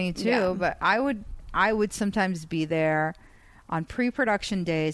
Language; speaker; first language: English; non-native, fluent; Persian